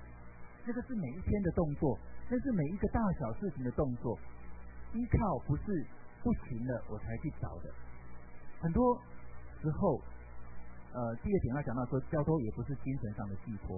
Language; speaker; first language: Chinese; native; Chinese